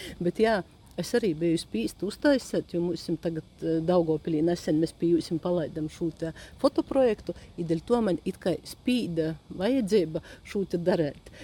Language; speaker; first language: Latvian; native; Latvian